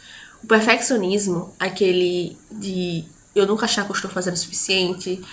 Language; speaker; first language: Portuguese; native; Portuguese